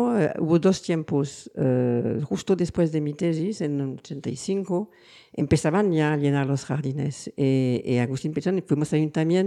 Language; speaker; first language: Spanish; non-native, fluent; French